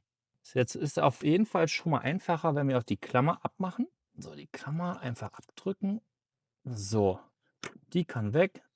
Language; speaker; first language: German; native; German